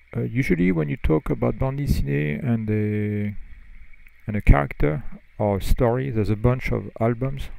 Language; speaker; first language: English; non-native, fluent; French